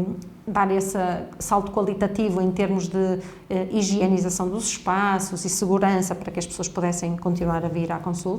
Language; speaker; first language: Portuguese; native; Portuguese